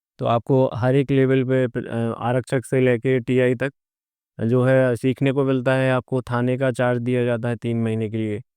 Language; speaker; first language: Hindi; native; Hindi